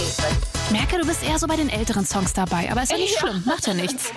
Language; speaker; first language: German; native; German